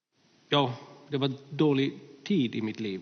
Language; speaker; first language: Swedish; non-native, fluent; Finnish